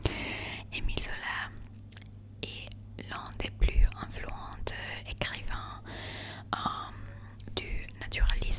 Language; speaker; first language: French; non-native, learner; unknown